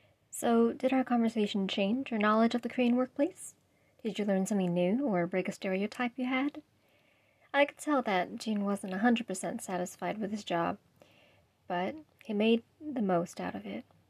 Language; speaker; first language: English; native; English